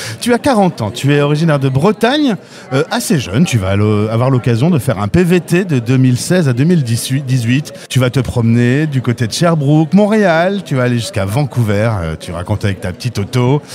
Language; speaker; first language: French; native; French